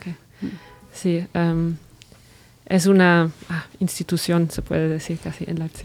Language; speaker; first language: Spanish; non-native, fluent; German